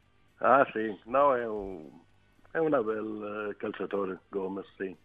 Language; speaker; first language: Italian; non-native, learner; Swedish